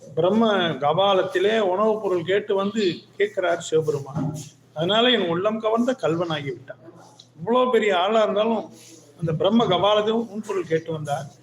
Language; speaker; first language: Tamil; native; Tamil